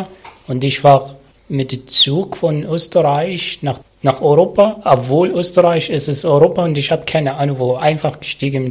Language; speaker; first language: German; non-native, learner; Arabic